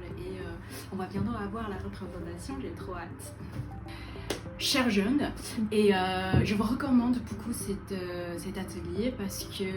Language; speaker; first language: French; non-native, fluent; Chinese